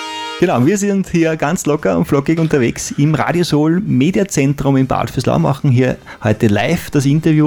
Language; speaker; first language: German; native; German